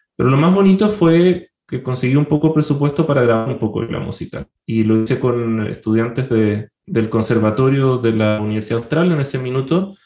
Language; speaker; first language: Spanish; native; Spanish